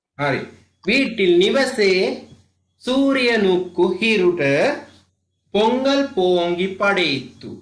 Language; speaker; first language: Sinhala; native; Sinhala